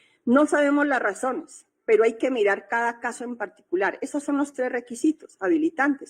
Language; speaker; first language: Spanish; native; Spanish